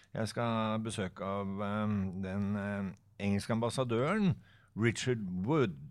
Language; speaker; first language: Norwegian; native; Norwegian